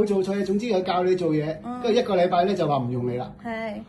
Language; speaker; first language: Cantonese; native; Cantonese